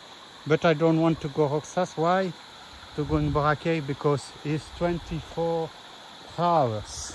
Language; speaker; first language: English; non-native, learner; French